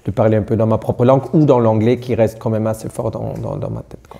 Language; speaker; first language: French; non-native, fluent; German